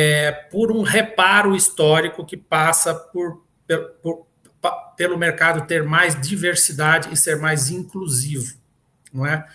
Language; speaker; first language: Portuguese; native; Portuguese